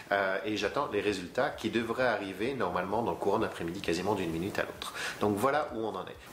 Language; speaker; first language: French; native; French